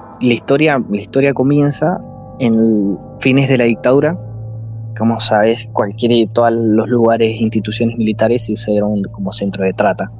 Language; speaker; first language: Spanish; native; Spanish